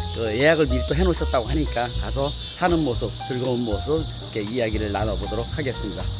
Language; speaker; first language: Korean; native; Korean